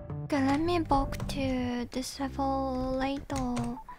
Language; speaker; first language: English; non-native, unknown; Japanese